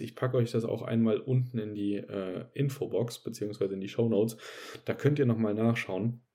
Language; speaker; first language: German; native; German